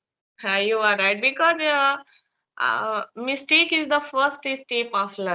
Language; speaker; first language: English; non-native, learner; Hindi